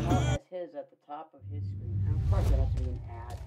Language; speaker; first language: English; native; English